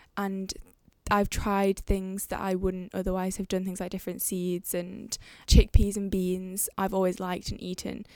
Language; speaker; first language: English; native; English